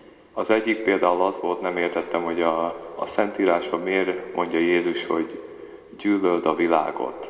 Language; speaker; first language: Hungarian; early bilingual, heritage; Hungarian